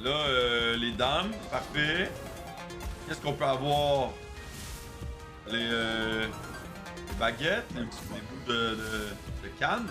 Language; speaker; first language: French; native; French